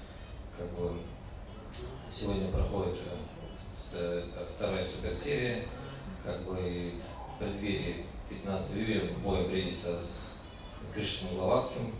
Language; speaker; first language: Russian; native; Russian